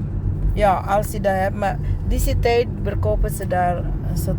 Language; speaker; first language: Dutch; non-native, learner; Filipino